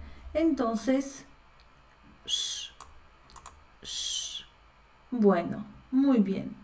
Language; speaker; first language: Spanish; non-native, fluent; Polish